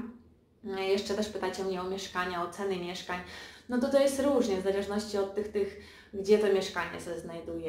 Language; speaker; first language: Polish; early bilingual, heritage; Polish